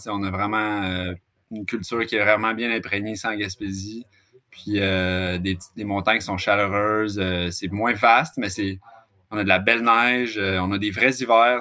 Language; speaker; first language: French; native; French